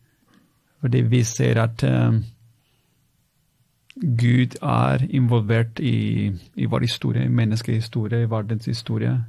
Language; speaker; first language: Norwegian; non-native, fluent; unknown